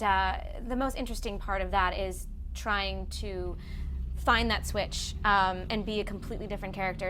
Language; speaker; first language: English; native; English